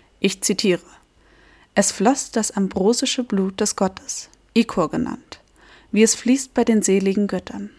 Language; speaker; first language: German; native; German